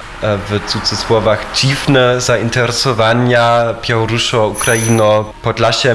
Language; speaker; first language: Polish; non-native, fluent; German